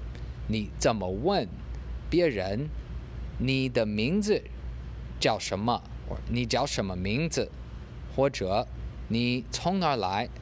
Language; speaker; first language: Chinese; non-native, learner; English